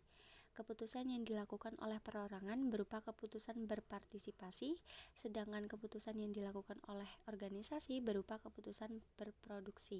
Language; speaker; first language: Indonesian; native; Indonesian